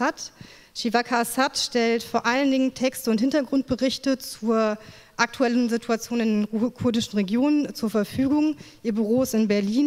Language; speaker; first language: German; native; German